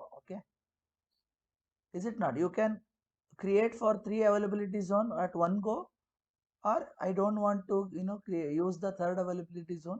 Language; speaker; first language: English; non-native, local second language; Kannada